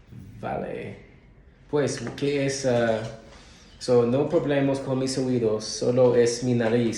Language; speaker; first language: Spanish; non-native, learner; English